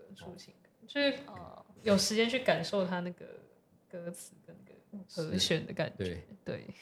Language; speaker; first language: Chinese; non-native, local second language; Min Nan Chinese